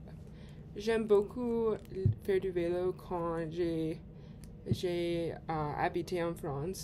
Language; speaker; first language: French; non-native, learner; English